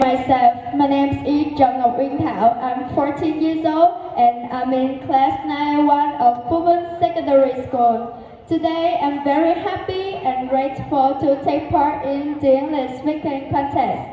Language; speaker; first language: English; non-native, learner; Vietnamese